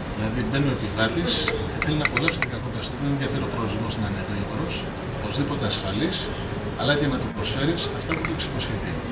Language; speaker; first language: Greek; early bilingual, heritage; Greek